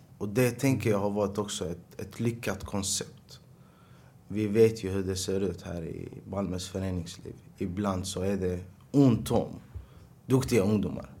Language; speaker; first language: Swedish; early bilingual, other home language; Arabic